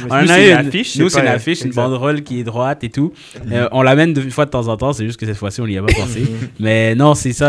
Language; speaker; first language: French; native; French